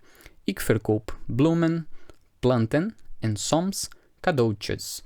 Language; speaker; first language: Dutch; non-native, fluent; Portuguese